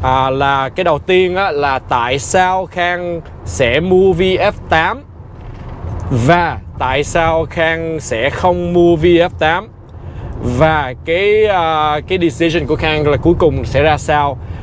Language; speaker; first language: Vietnamese; early bilingual, heritage; Vietnamese